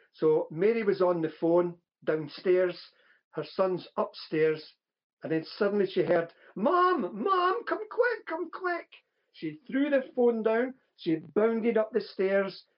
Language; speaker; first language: English; native; English